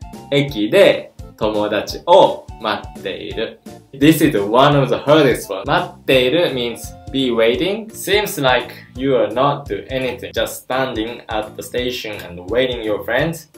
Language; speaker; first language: English; non-native, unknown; Japanese